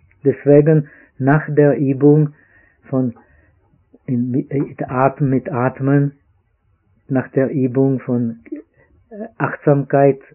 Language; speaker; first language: German; non-native, fluent; Czech